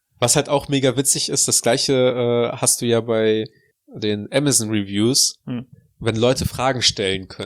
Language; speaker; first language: German; early bilingual, other home language; Russian